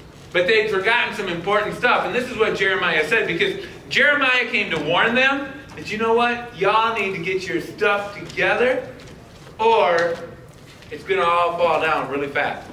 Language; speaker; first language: English; native; English